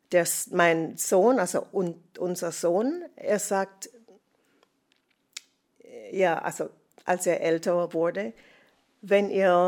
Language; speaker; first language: German; non-native, fluent; English